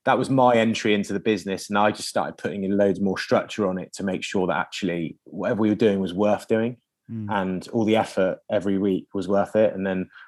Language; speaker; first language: English; native; English